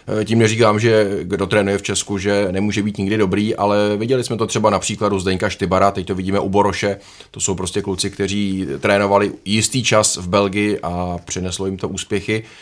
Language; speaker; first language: Czech; native; Czech